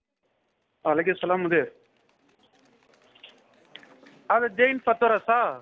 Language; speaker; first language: Arabic; non-native, learner; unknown